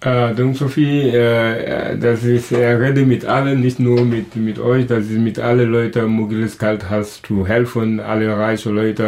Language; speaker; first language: German; non-native, local second language; Wolof